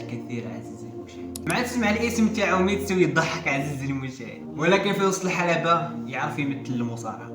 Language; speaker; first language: Arabic; native; Arabic